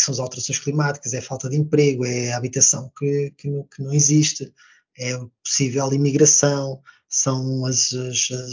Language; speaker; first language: Portuguese; native; Portuguese